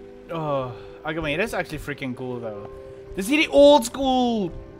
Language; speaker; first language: English; non-native, local second language; Afrikaans